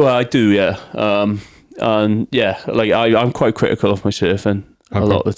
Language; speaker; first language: English; native; English